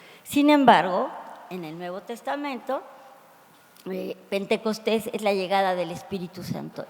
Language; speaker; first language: Spanish; native; Spanish